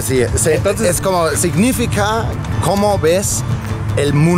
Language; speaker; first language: Spanish; non-native, fluent; German